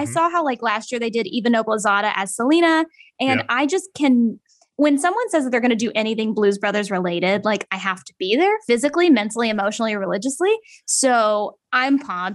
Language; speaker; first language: English; native; English